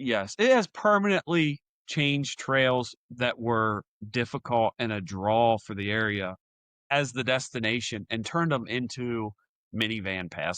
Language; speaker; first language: English; native; English